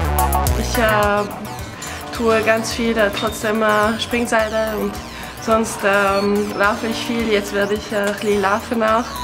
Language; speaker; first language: German; non-native, local second language; French